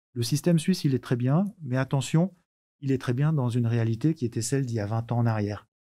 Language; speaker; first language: French; native; French